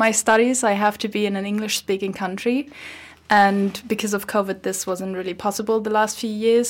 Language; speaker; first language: English; non-native, fluent; German